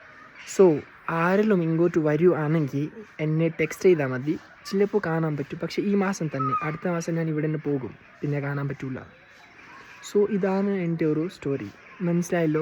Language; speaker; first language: Malayalam; non-native, local second language; Kashmiri